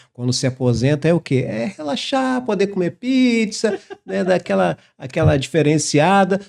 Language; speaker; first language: Portuguese; native; Portuguese